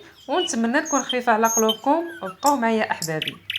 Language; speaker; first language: Arabic; native; Arabic